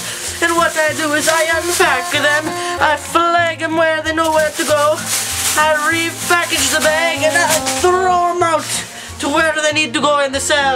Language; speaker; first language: English; native; English